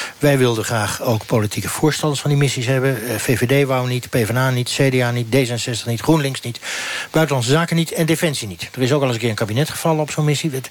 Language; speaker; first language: Dutch; native; Dutch